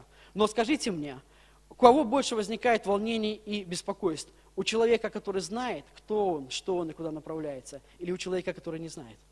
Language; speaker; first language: Russian; native; Russian